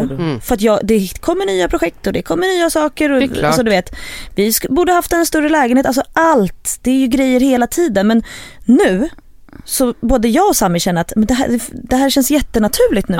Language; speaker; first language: Swedish; native; Swedish